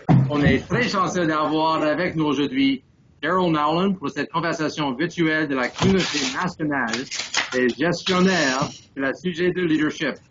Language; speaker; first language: French; non-native, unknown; English